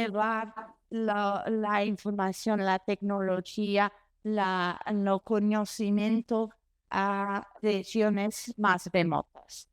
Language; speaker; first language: Spanish; non-native, learner; Portuguese